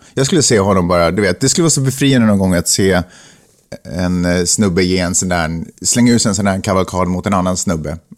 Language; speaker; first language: Swedish; native; Swedish